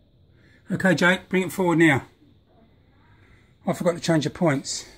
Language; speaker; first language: English; native; English